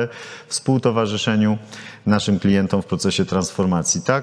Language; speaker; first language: Polish; native; Polish